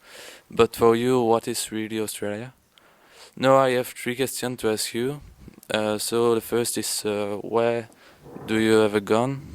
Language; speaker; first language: English; non-native, learner; French